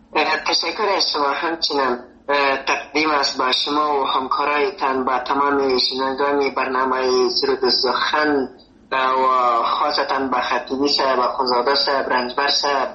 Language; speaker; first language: Persian; native; Persian